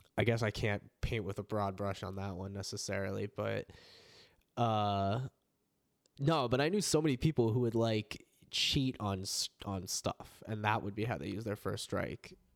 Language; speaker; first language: English; native; English